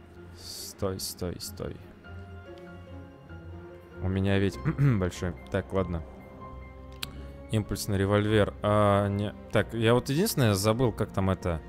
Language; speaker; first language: Russian; native; Russian